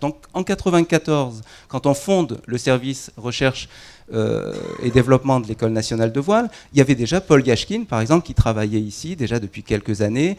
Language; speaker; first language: French; native; French